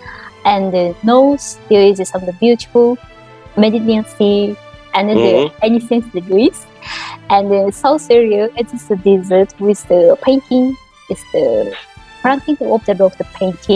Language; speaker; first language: English; non-native, learner; Japanese